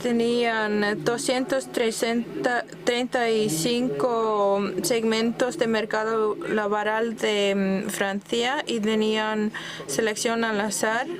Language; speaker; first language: Spanish; non-native, fluent; German